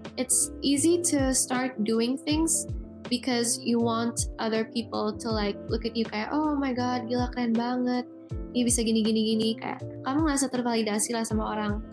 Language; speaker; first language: English; early bilingual, other home language; Indonesian